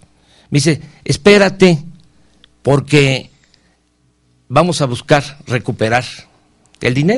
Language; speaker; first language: Spanish; native; Spanish